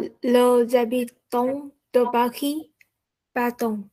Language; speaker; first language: French; non-native, learner; Vietnamese